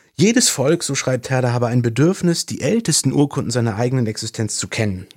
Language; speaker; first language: German; native; German